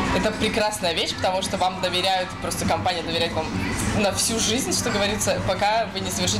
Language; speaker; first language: Russian; native; Russian